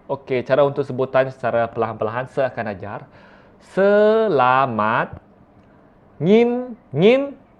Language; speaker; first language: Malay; non-native, local second language; Iban